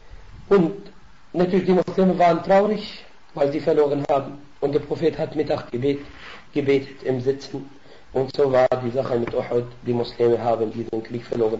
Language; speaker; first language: German; non-native, fluent; Arabic